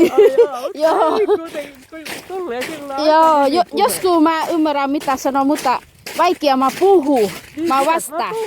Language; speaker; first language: Finnish; non-native, learner; Thai